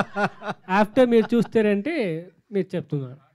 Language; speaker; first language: Telugu; non-native, learner; Tamil